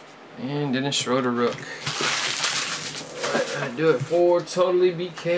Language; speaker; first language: English; native; English